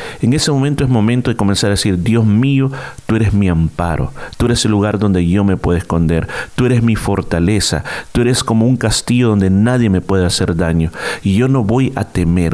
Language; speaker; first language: Spanish; native; Spanish